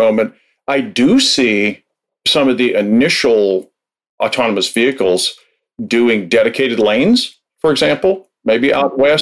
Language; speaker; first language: English; native; English